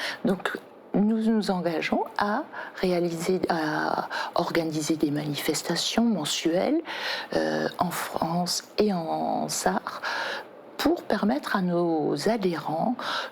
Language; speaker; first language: French; native; French